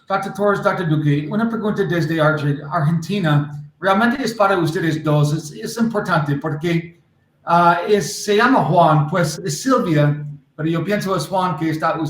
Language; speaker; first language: Spanish; non-native, learner; English